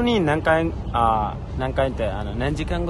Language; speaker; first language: Japanese; non-native, fluent; Burmese